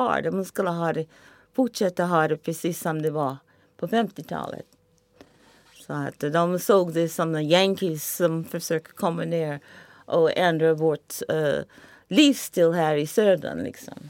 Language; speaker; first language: Swedish; non-native, fluent; English